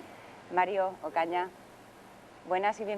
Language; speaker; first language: Spanish; native; Spanish